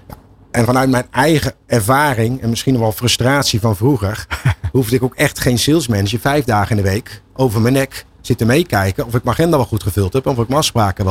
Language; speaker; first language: Dutch; native; Dutch